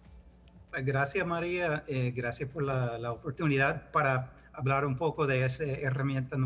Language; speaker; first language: Spanish; non-native, fluent; English